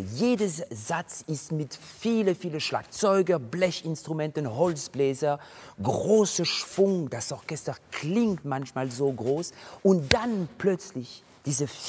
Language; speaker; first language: German; non-native, fluent; French